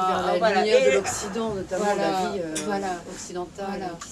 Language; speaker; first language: French; native; French